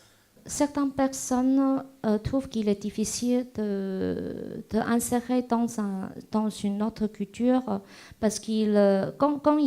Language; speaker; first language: French; non-native, fluent; Chinese